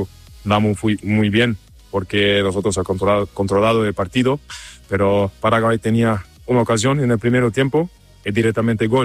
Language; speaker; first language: Spanish; non-native, learner; German